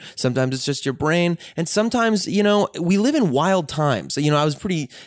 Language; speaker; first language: English; native; English